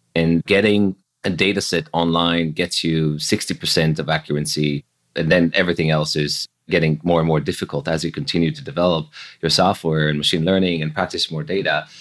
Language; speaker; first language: English; non-native, fluent; Hebrew